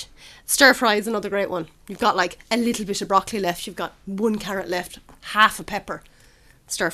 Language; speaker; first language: English; native; English